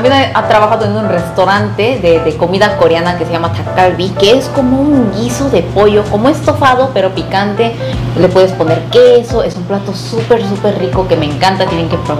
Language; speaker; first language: Spanish; non-native, fluent; Korean